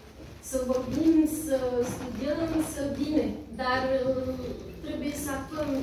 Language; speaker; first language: Romanian; early bilingual, heritage; French